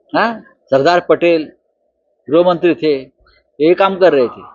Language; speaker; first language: Hindi; non-native, local second language; Marathi